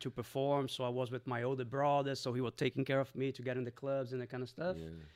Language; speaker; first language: English; non-native, fluent; Portuguese